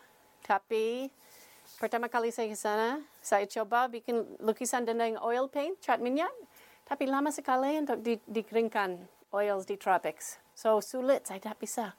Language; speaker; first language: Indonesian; non-native, learner; English